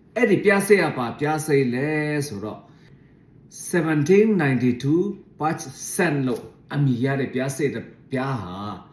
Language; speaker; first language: Burmese; non-native, local second language; Shan